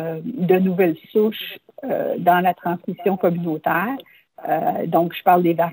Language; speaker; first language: French; native; French